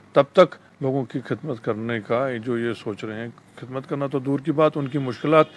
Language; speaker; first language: Urdu; native; Urdu